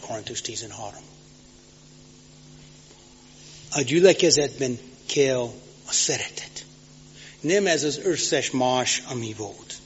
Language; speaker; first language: Hungarian; non-native, fluent; English